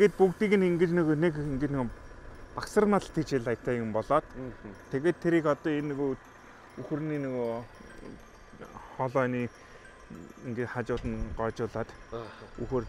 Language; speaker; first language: Mongolian; non-native, fluent; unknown